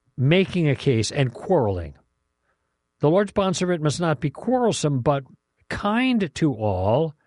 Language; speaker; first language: English; native; English